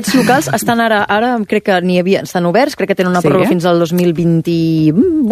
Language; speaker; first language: Catalan; native; Catalan